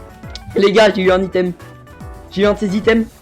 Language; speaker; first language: French; native; French